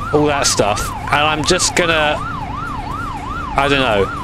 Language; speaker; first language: English; native; English